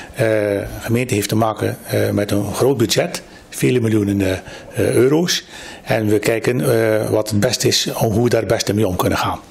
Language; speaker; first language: Dutch; native; Dutch